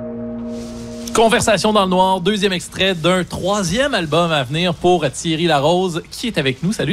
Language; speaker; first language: French; native; French